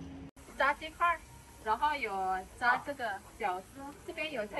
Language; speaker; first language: Chinese; non-native, fluent; Indonesian